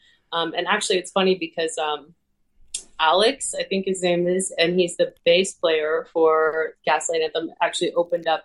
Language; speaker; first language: English; native; English